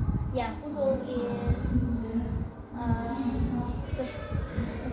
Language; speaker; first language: English; non-native, learner; Vietnamese